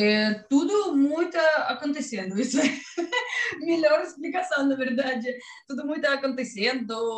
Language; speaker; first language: Portuguese; non-native, learner; Russian